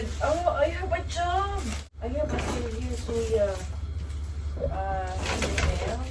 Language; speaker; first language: English; non-native, learner; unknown